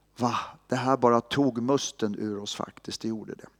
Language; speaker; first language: Swedish; native; Swedish